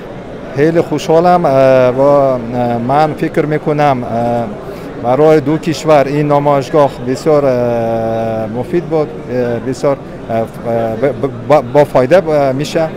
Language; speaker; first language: Persian; non-native, fluent; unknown